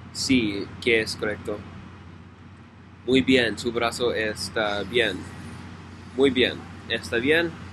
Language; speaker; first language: Spanish; non-native, learner; English